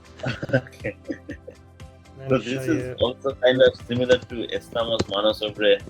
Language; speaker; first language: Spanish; non-native, learner; English